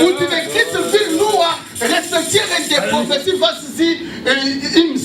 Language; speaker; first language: German; non-native, learner; French